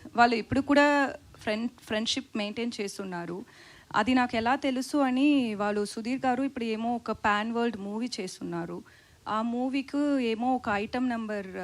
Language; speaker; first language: Telugu; non-native, learner; Tamil